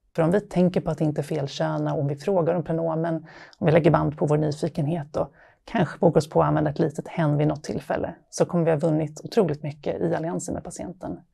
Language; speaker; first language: Swedish; native; Swedish